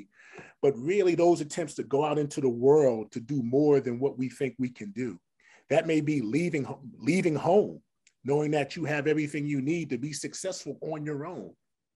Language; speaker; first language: English; native; English